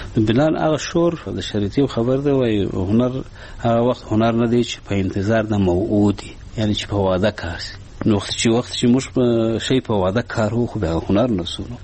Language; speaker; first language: Pashto; non-native, local second language; Persian